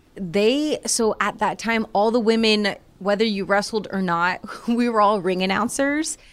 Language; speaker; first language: English; native; English